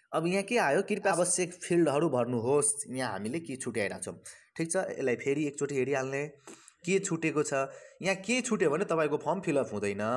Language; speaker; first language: Nepali; non-native, local second language; Maithili